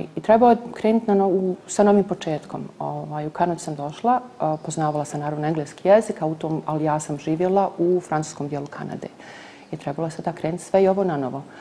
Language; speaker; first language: Serbian; native; Serbian